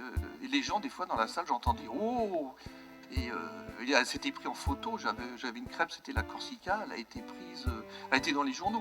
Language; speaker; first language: French; native; French